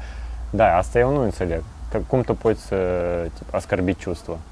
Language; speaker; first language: Romanian; non-native, local second language; Russian